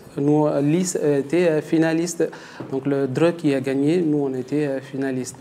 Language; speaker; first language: French; non-native, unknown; Tamil